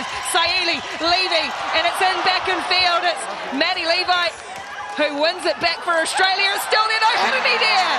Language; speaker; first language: English; native; English